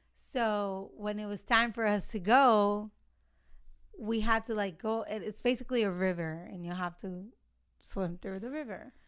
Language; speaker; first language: English; early bilingual, other home language; Spanish